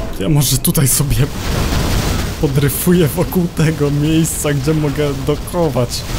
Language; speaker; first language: Polish; native; Polish